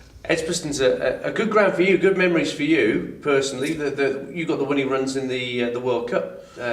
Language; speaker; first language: English; native; English